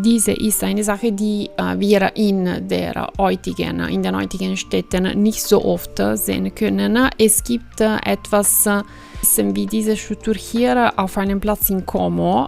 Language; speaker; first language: German; non-native, fluent; Italian